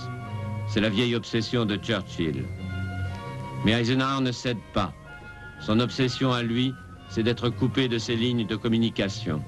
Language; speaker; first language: French; native; French